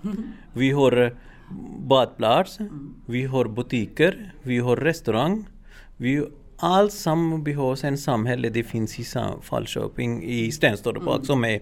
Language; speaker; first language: Swedish; non-native, learner; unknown